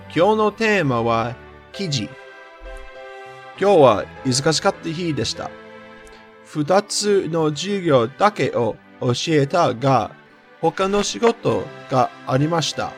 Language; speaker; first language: Japanese; non-native, learner; English